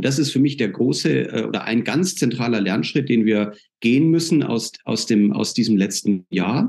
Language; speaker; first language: German; native; German